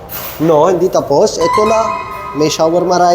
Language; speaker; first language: Filipino; non-native, learner; Arabic